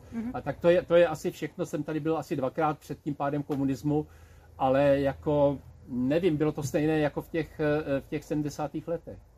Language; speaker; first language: Czech; native; Czech